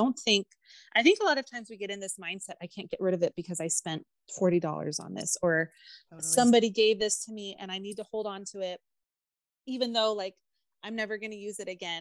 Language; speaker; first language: English; native; English